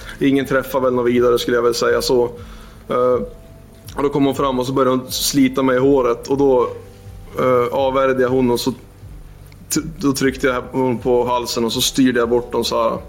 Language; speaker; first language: Swedish; native; Swedish